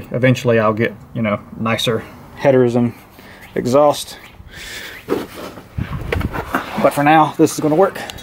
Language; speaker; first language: English; native; English